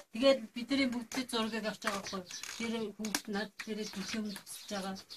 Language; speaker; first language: Mongolian; non-native, local second language; Kazakh